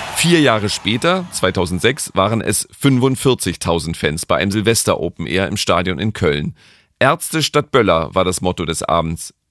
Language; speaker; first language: German; native; German